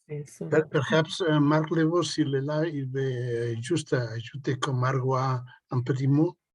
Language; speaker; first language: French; non-native, fluent; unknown